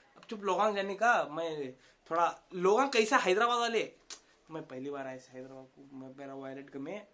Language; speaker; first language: Hindi; non-native, local second language; Kannada